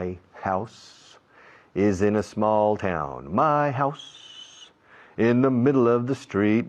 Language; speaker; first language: English; non-native, fluent; Spanish